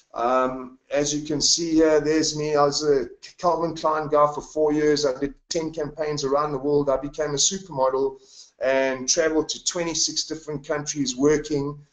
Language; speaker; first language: English; native; English